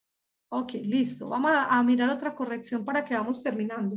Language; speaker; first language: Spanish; native; Spanish